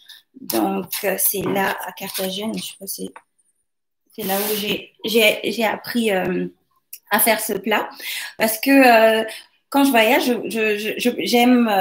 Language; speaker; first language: French; non-native, local second language; Lingala